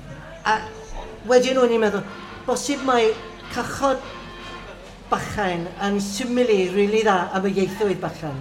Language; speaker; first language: Welsh; non-native, fluent; English